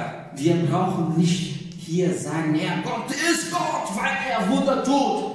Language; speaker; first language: German; non-native, learner; Portuguese